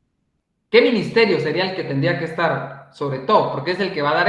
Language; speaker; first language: Spanish; native; Spanish